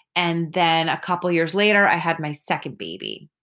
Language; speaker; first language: English; early bilingual, other home language; Spanish